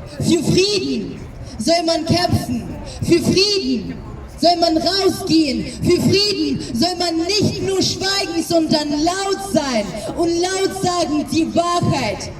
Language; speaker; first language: German; non-native, fluent; Ukrainian